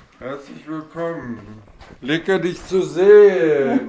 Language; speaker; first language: German; non-native, local second language; Afrikaans